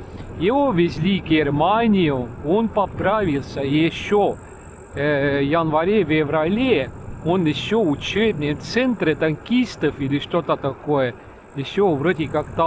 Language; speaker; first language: Russian; non-native, learner; Estonian